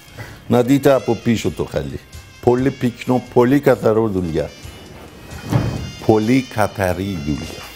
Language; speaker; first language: Greek; non-native, fluent; Persian